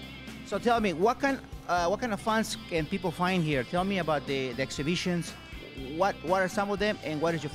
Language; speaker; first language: English; non-native, fluent; Spanish